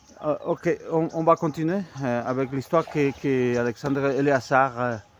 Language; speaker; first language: French; non-native, fluent; Spanish